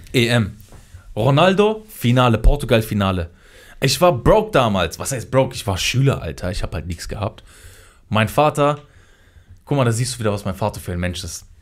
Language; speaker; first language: German; early bilingual, other home language; Kurdish